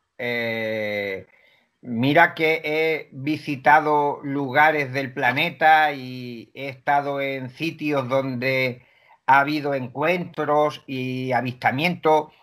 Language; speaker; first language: Spanish; native; Spanish